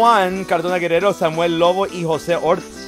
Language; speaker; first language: Spanish; native; Spanish